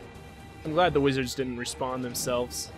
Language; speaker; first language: English; native; English